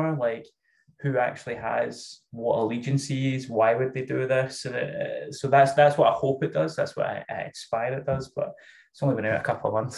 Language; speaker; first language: English; native; English